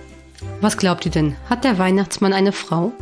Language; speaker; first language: German; native; German